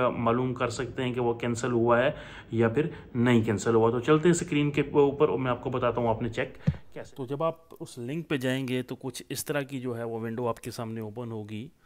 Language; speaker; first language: Urdu; non-native, local second language; Punjabi